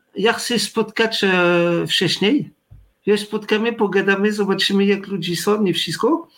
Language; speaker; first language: Polish; non-native, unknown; French